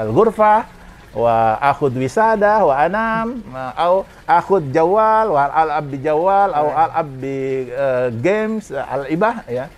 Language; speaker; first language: Arabic; non-native, fluent; Indonesian